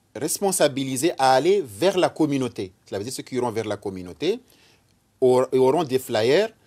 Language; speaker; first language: French; non-native, local second language; Ngazidja Comorian